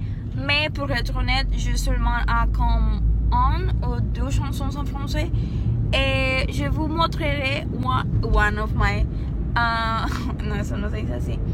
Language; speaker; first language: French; non-native, learner; Spanish